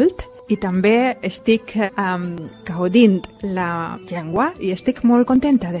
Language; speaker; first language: Catalan; non-native, learner; Spanish